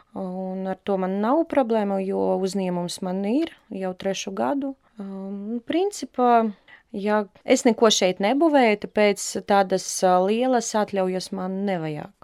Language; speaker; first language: Latvian; non-native, local second language; Russian